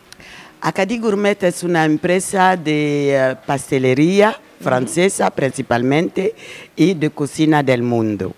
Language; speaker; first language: Spanish; non-native, learner; French